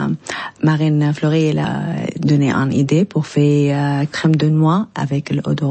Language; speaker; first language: French; non-native, learner; Arabic